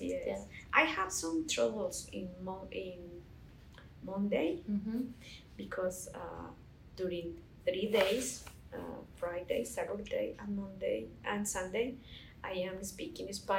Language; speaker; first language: English; non-native, learner; Spanish